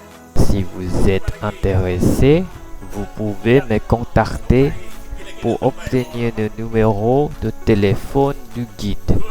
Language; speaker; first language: French; non-native, learner; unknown